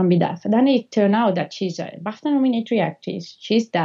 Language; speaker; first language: English; non-native, fluent; Italian